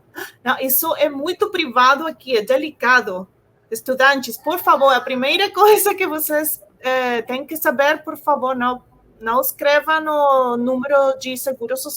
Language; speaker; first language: Portuguese; non-native, fluent; Spanish